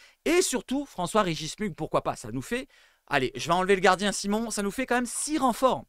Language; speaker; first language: French; native; French